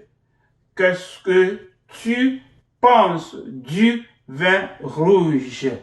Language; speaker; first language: French; non-native, fluent; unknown